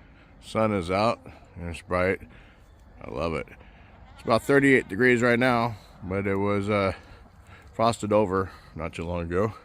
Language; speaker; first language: English; native; English